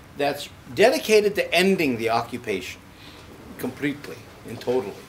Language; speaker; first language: English; native; English